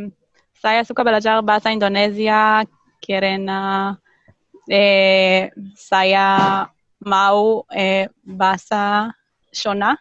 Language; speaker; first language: Indonesian; non-native, learner; Hebrew